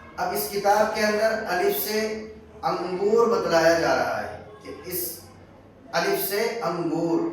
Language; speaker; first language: Urdu; native; Urdu